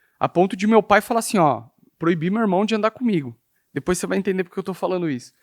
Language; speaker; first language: Portuguese; native; Portuguese